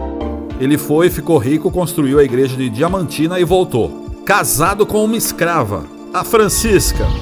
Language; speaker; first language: Portuguese; native; Portuguese